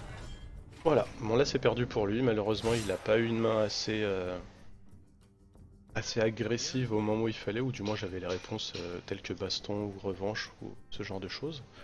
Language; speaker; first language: French; native; French